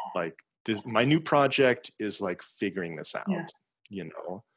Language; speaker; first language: English; native; English